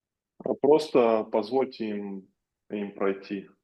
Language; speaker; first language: Russian; native; Russian